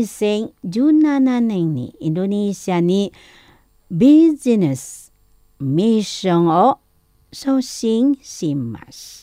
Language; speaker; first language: Japanese; non-native, fluent; Indonesian